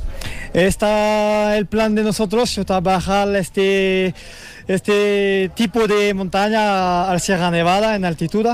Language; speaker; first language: Spanish; non-native, learner; French